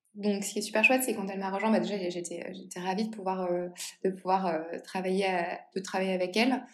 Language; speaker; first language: French; native; French